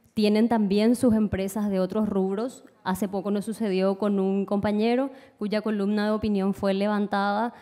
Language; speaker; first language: Spanish; native; Spanish